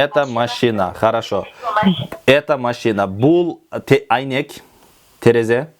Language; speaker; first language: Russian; non-native, local second language; Kyrgyz